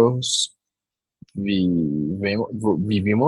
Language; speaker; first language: Spanish; non-native, learner; English